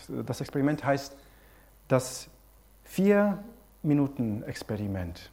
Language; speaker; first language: German; non-native, fluent; Romanian